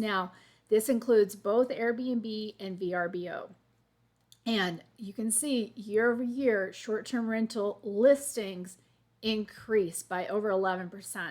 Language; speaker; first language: English; native; English